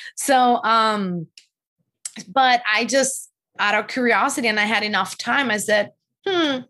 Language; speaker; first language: English; non-native, fluent; Spanish